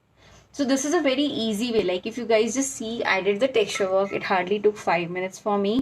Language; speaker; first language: English; non-native, local second language; Hindi